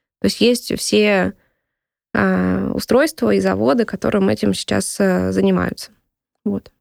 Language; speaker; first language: Russian; native; Russian